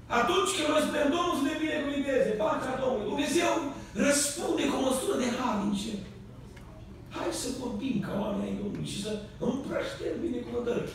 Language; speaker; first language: Romanian; native; Romanian